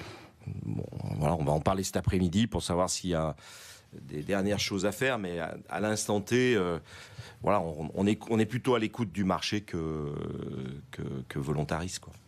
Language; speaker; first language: French; native; French